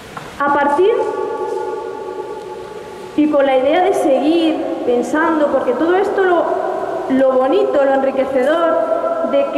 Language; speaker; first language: Spanish; native; Spanish